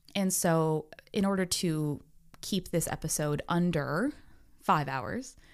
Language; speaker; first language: English; native; English